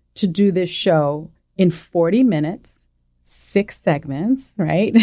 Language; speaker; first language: English; early bilingual, other home language; Spanish